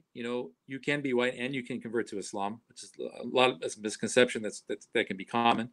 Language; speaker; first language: English; native; English